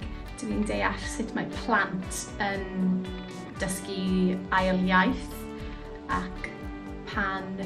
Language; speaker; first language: Welsh; non-native, local second language; English